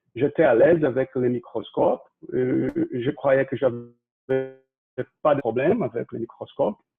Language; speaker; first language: French; non-native, fluent; Portuguese